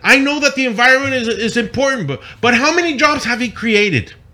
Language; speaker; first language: English; non-native, local second language; Spanish